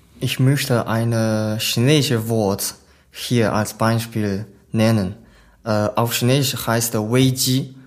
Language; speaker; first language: German; non-native, learner; Chinese